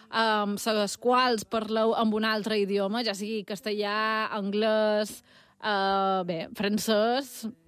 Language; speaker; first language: Catalan; native; Catalan